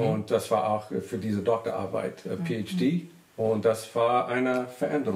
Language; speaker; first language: German; non-native, learner; English